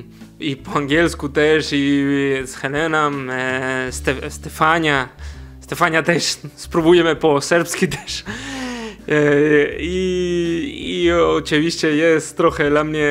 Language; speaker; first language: Polish; non-native, learner; Spanish